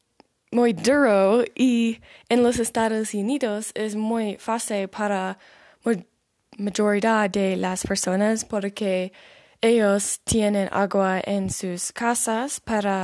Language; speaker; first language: Spanish; non-native, learner; English